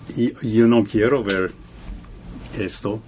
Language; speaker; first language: Spanish; non-native, fluent; English